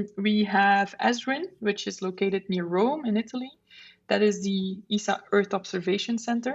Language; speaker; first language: English; non-native, fluent; Dutch